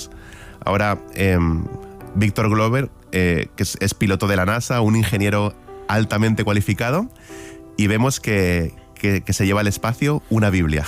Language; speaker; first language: Spanish; native; Spanish